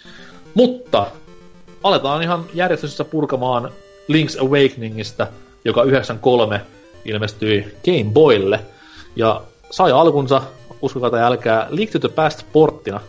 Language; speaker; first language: Finnish; native; Finnish